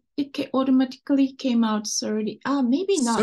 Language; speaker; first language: English; non-native, fluent; Japanese